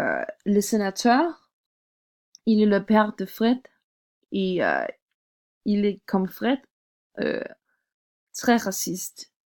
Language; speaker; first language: French; non-native, learner; English